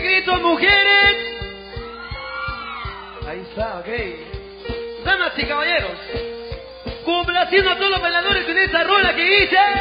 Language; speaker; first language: Spanish; native; Spanish